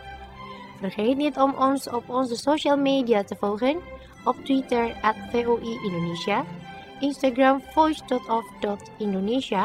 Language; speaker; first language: Dutch; non-native, fluent; Indonesian